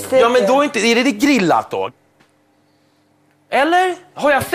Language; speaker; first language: Swedish; native; Swedish